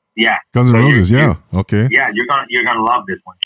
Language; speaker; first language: English; non-native, fluent; Spanish